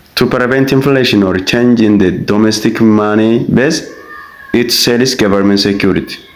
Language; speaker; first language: English; non-native, local second language; Amharic